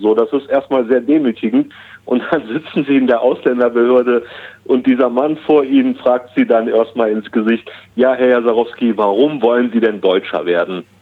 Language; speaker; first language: German; early bilingual, other home language; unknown